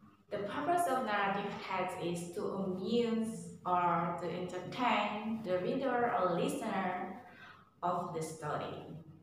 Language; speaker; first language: English; non-native, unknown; Indonesian